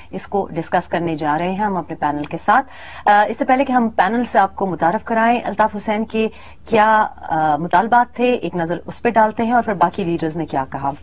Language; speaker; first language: Urdu; non-native, local second language; Pashto